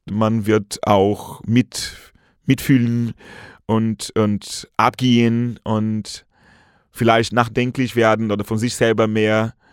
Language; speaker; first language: German; non-native, fluent; Portuguese